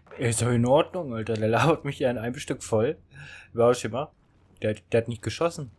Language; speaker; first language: German; native; German